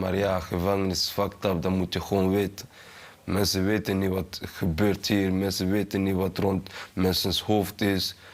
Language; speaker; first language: Dutch; early bilingual, other home language; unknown